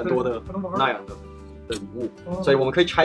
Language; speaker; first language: Chinese; non-native, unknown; Danish